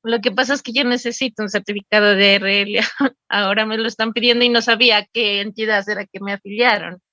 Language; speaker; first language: Spanish; native; Spanish